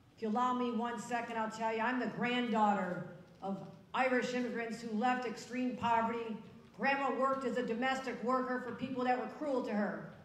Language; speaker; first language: English; native; English